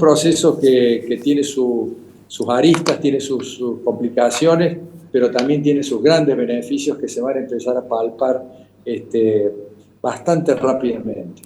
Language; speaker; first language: Spanish; native; Spanish